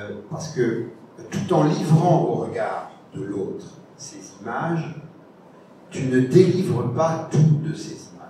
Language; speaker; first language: French; native; French